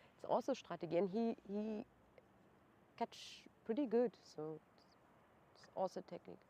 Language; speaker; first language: English; non-native, fluent; German